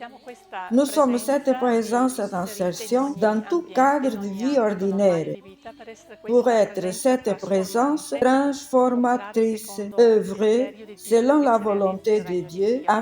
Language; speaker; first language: French; non-native, fluent; Italian